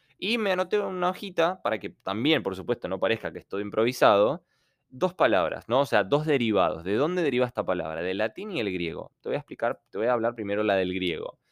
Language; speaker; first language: Spanish; non-native, fluent; Ukrainian